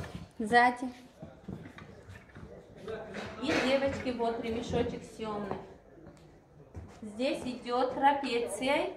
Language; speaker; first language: Russian; non-native, local second language; Tajik